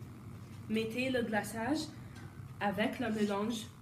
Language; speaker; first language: French; non-native, learner; English